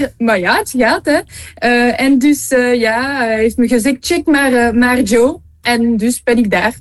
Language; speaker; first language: Dutch; non-native, local second language; French